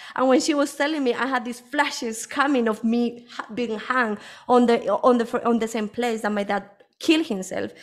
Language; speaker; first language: English; early bilingual, other home language; Spanish